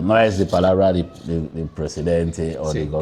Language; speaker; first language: Spanish; non-native, learner; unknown